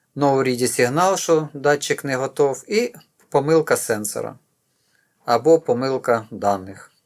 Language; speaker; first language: Ukrainian; non-native, local second language; Russian